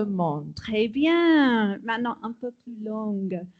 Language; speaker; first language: French; non-native, fluent; English